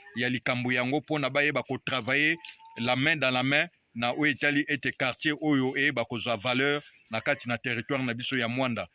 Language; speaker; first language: Lingala; non-native, local second language; Kongo